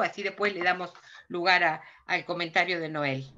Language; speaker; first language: Spanish; native; Spanish